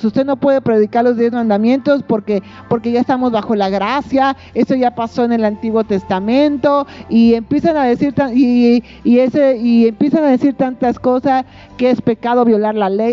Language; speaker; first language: Spanish; native; Spanish